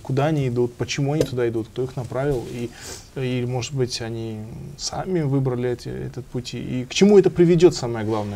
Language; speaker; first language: Russian; native; Russian